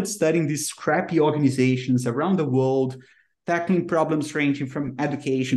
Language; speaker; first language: English; non-native, fluent; Portuguese